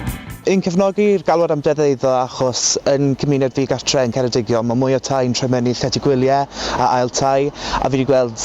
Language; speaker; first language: Welsh; native; Welsh